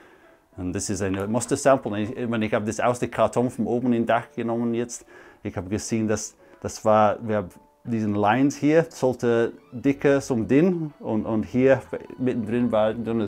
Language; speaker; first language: German; non-native, fluent; English